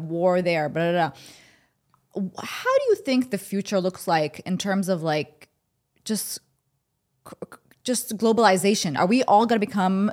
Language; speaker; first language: English; early bilingual, other home language; Arabic